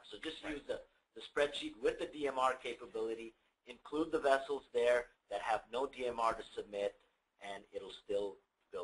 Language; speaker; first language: English; native; English